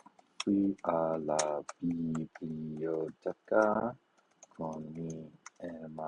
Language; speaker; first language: Spanish; non-native, learner; English